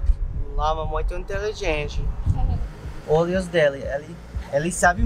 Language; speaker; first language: Portuguese; non-native, learner; English